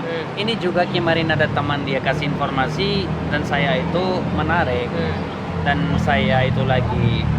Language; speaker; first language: Indonesian; non-native, learner; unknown